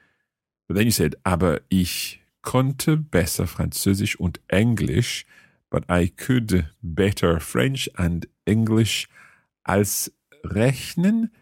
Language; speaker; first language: German; non-native, learner; English